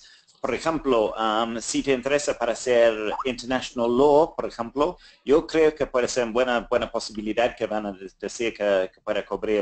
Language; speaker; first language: Spanish; non-native, fluent; English